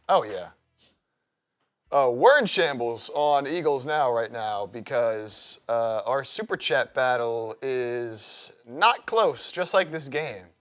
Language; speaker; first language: English; native; English